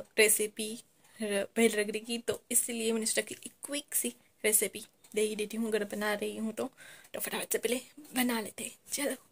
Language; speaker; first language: Hindi; non-native, local second language; Gujarati